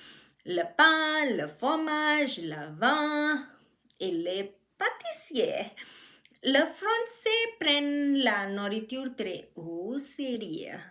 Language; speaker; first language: French; non-native, learner; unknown